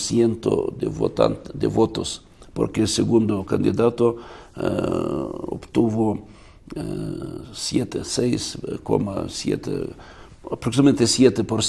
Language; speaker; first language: Spanish; non-native, fluent; Russian